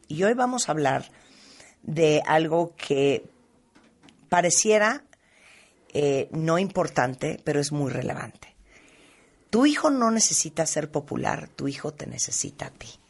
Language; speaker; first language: Spanish; native; Spanish